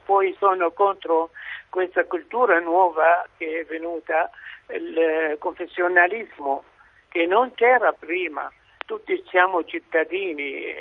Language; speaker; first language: Italian; non-native, fluent; Arabic